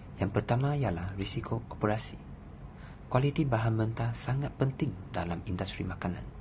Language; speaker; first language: Malay; non-native, local second language; Chinese